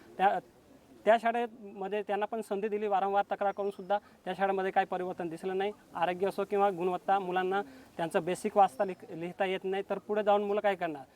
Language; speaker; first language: Marathi; non-native, local second language; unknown